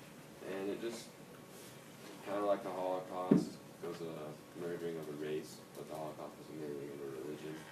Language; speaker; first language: English; native; English